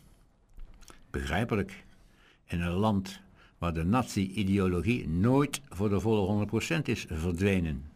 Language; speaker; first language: Dutch; native; Dutch